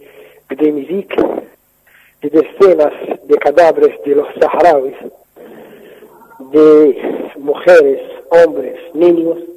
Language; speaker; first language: Spanish; non-native, fluent; Arabic